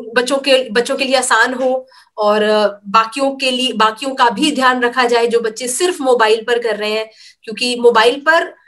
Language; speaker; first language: Hindi; native; Hindi